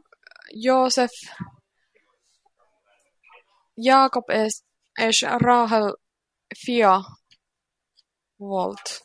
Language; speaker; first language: Hungarian; non-native, learner; Finnish